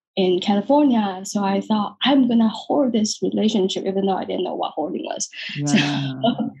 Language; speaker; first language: English; non-native, fluent; Chinese